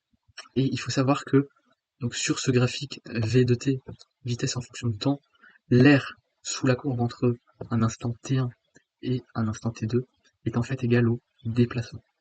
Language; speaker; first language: French; native; French